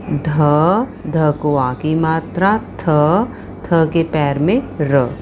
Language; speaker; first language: Hindi; non-native, local second language; Punjabi